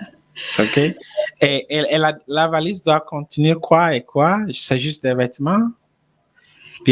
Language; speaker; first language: French; non-native, fluent; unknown